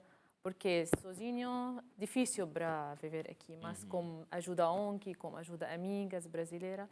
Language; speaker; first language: Portuguese; non-native, learner; Arabic